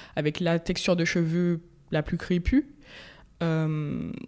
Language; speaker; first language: French; native; French